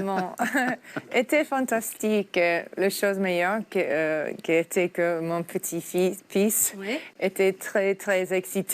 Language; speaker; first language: French; non-native, learner; English